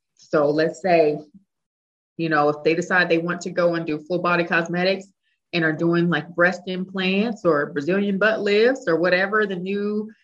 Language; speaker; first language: English; native; English